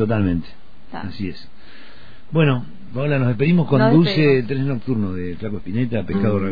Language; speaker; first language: Spanish; native; Spanish